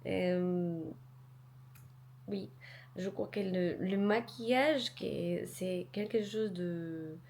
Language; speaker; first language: French; non-native, learner; Polish